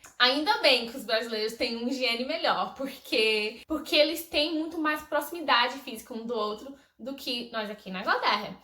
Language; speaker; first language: Portuguese; non-native, fluent; English